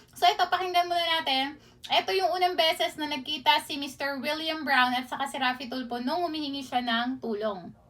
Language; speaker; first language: Filipino; native; Filipino